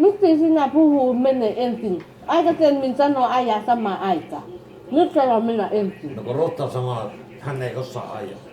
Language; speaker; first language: Finnish; non-native, learner; Thai